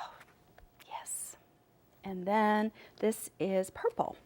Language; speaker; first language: English; native; English